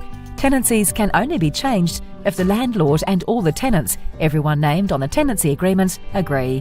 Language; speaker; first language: English; native; English